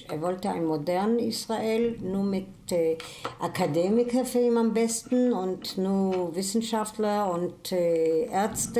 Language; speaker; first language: German; non-native, fluent; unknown